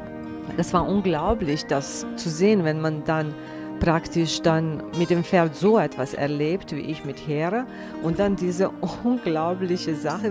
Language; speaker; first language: German; non-native, fluent; Bosnian